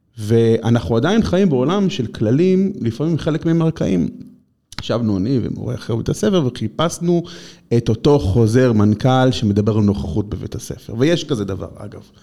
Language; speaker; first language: Hebrew; native; Hebrew